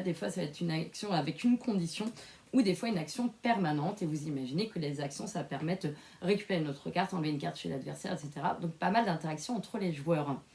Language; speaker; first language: French; native; French